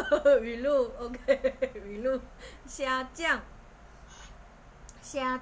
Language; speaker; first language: Chinese; non-native, fluent; Vietnamese